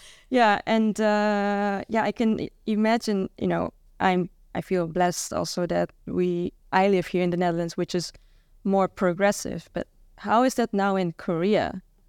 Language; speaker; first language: English; non-native, fluent; Dutch